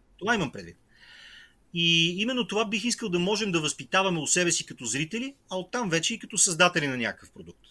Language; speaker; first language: Bulgarian; native; Bulgarian